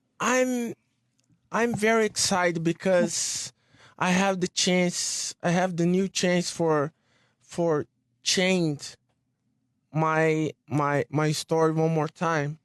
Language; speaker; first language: English; non-native, learner; Portuguese